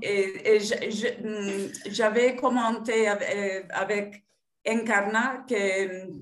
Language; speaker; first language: French; non-native, fluent; Spanish